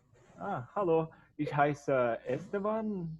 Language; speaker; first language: German; non-native, learner; Portuguese